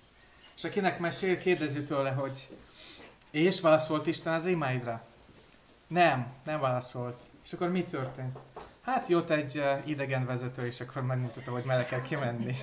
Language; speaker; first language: Hungarian; non-native, learner; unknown